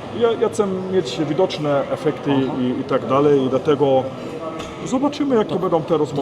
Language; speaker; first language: Polish; early bilingual, heritage; Polish